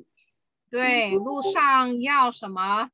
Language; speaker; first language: Chinese; non-native, fluent; Vietnamese